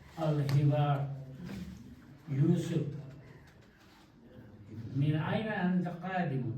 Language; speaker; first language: Arabic; non-native, learner; Kashmiri